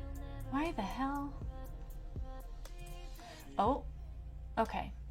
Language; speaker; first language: English; native; English